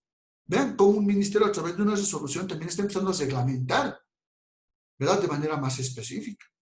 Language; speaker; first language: Spanish; native; Spanish